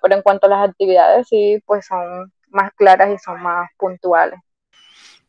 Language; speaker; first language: Spanish; native; Spanish